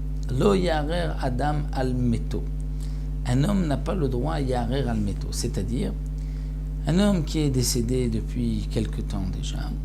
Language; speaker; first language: French; native; French